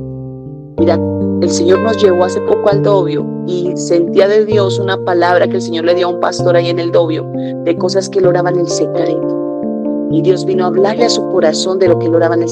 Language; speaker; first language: Spanish; native; Spanish